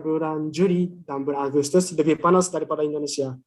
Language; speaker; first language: Indonesian; non-native, fluent; Japanese